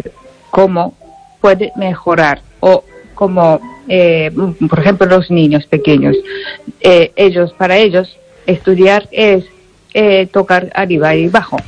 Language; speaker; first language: Spanish; non-native, learner; Japanese